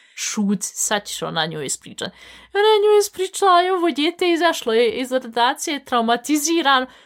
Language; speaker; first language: Bosnian; early bilingual, heritage; Bosnian